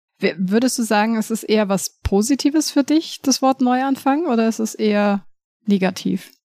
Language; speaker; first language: German; native; German